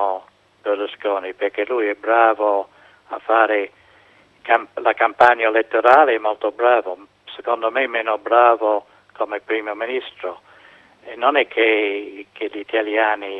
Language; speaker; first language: Italian; non-native, fluent; English